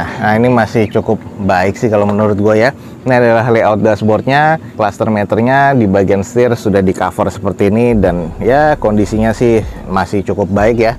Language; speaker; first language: Indonesian; native; Indonesian